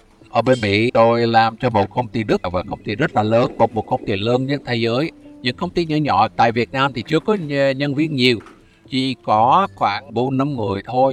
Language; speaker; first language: Vietnamese; non-native, fluent; English